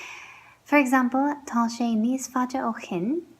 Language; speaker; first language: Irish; non-native, local second language; English